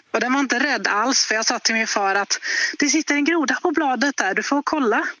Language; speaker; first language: Swedish; native; Swedish